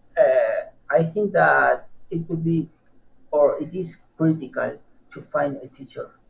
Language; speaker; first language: English; non-native, learner; Spanish